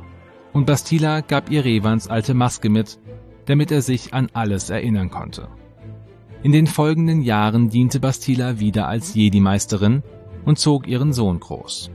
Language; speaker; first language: German; native; German